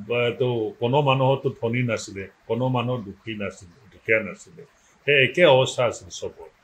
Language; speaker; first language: Assamese; non-native, local second language; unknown